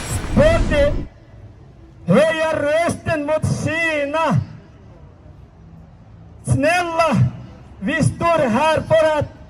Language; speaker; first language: Swedish; non-native, learner; Uyghur